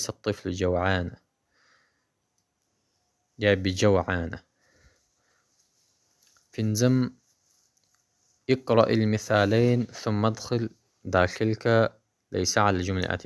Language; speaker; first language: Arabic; non-native, fluent; Pashto